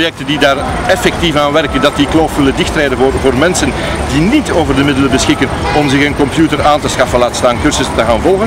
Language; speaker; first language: Dutch; native; Dutch